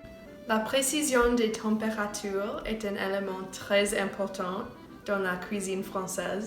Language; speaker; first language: French; non-native, learner; English